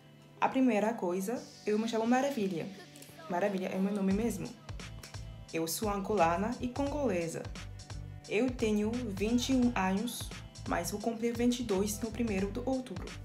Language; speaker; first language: Portuguese; non-native, learner; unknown